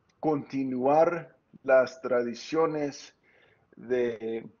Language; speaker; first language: Spanish; early bilingual, heritage; Spanish